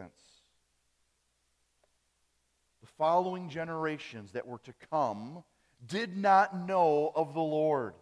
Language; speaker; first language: English; early bilingual, other home language; German